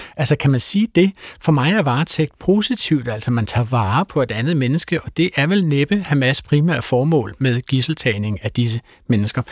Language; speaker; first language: Danish; native; Danish